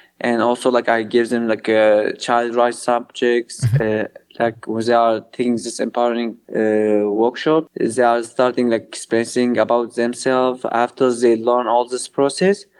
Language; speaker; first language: English; non-native, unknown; Kurdish